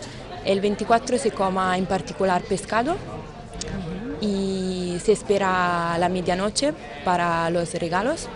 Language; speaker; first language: Spanish; non-native, learner; Italian